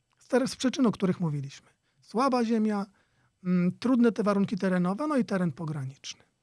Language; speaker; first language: Polish; native; Polish